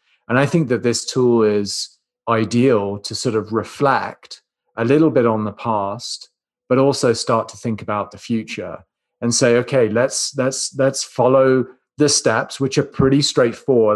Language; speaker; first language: English; native; English